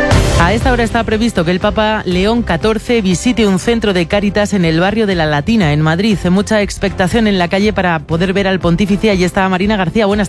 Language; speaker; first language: Spanish; native; Spanish